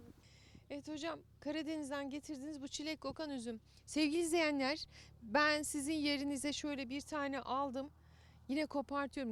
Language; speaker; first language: Turkish; native; Turkish